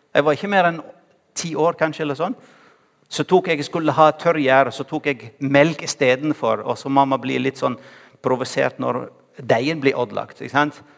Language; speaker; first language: Norwegian; non-native, fluent; Arabic